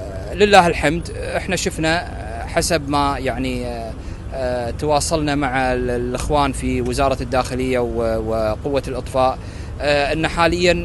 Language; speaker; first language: Arabic; native; Arabic